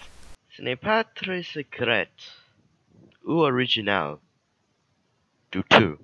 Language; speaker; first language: French; non-native, learner; English